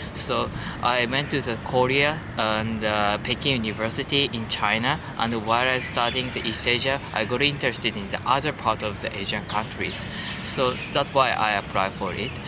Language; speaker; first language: English; non-native, learner; Japanese